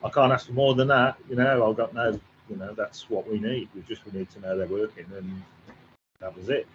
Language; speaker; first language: English; native; English